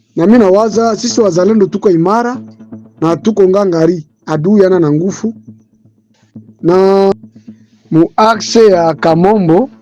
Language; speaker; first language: Swahili; native; Swahili